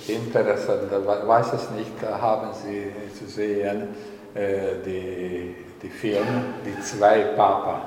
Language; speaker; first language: German; non-native, learner; Hungarian